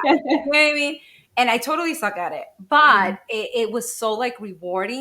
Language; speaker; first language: English; native; English